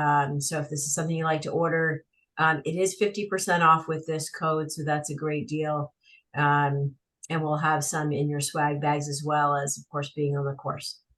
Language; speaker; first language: English; native; English